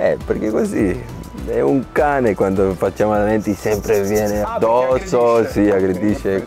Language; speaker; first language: Italian; non-native, learner; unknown